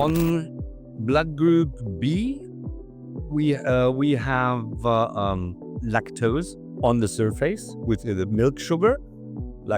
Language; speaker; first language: English; non-native, fluent; German